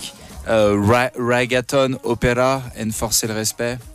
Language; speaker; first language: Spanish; non-native, learner; French